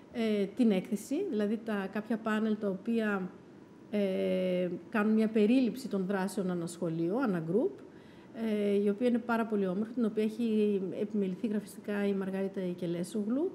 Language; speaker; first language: Greek; native; Greek